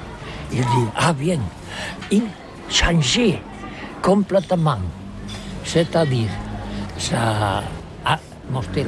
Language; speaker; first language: French; non-native, learner; Catalan